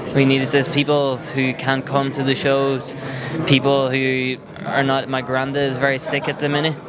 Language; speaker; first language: English; native; English